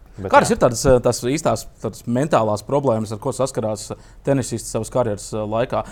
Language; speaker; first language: Latvian; native; Latvian